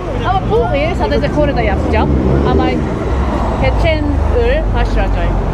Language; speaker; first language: Turkish; non-native, learner; Korean